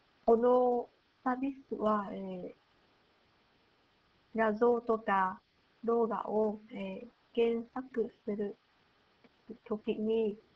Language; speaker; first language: Japanese; non-native, learner; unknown